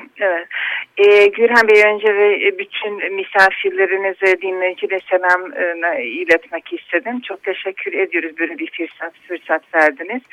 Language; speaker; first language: Turkish; non-native, fluent; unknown